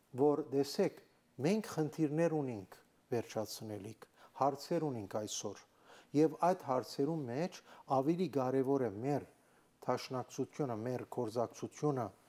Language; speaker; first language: Armenian; native; Armenian